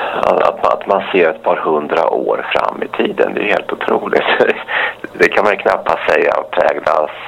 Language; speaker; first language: Swedish; native; Swedish